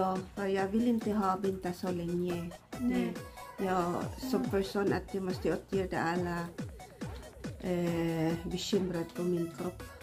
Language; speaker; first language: Swedish; non-native, learner; Filipino